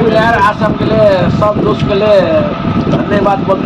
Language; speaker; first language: Hindi; non-native, local second language; Assamese